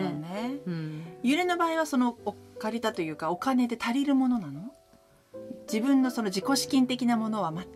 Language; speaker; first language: Japanese; native; Japanese